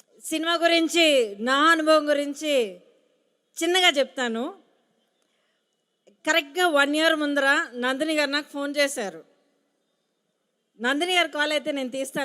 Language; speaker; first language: Telugu; native; Telugu